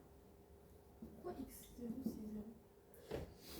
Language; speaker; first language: French; native; French